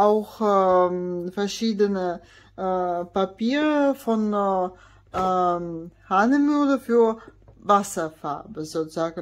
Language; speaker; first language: German; non-native, fluent; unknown